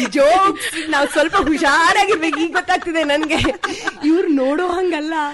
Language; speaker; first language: Kannada; non-native, local second language; Tamil